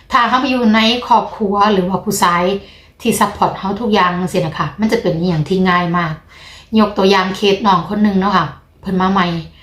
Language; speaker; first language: Thai; native; Thai